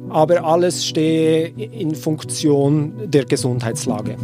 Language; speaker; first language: German; native; German